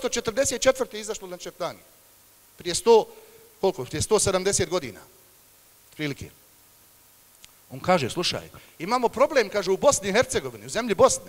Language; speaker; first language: Serbian; native; Serbian